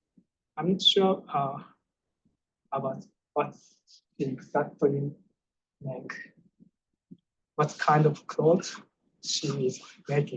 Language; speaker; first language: English; non-native, fluent; Japanese